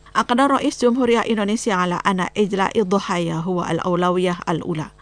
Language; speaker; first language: Arabic; non-native, fluent; Indonesian